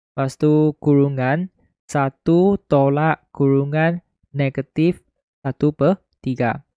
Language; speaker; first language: Malay; non-native, local second language; Chinese